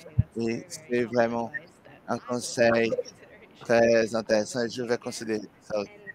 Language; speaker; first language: French; non-native, learner; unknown